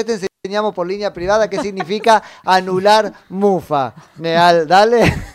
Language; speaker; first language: Spanish; native; Spanish